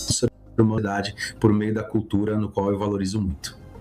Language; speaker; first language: Portuguese; native; Portuguese